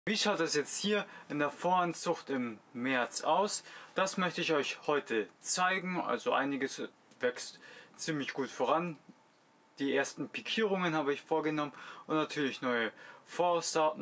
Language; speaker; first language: German; native; German